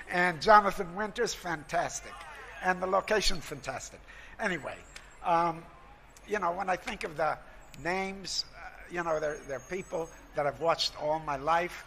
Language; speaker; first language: English; native; English